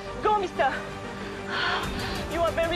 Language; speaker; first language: English; non-native, learner; French